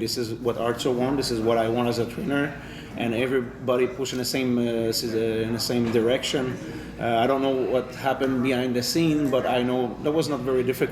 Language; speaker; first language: English; non-native, fluent; French